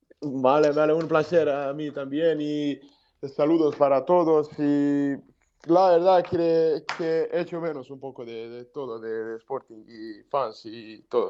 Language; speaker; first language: Spanish; non-native, learner; Serbian